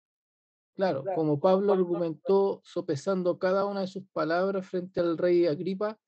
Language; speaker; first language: Spanish; native; Spanish